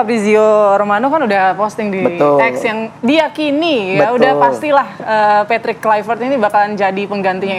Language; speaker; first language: Indonesian; native; Indonesian